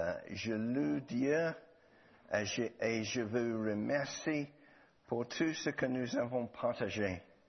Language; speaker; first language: French; non-native, learner; English